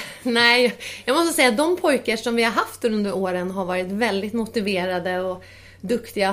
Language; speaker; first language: Swedish; native; Swedish